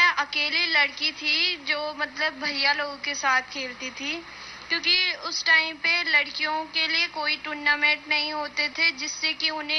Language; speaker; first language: Hindi; native; Hindi